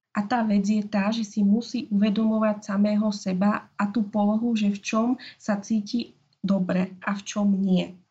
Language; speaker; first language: Slovak; native; Slovak